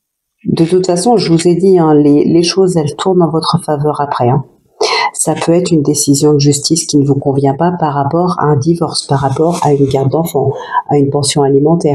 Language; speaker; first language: French; native; French